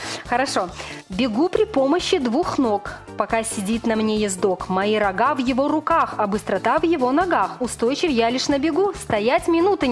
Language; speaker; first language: Russian; native; Russian